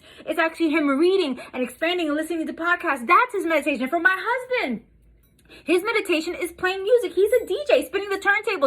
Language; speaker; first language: English; native; English